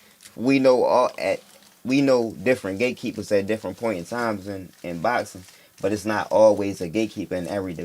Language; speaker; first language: English; native; English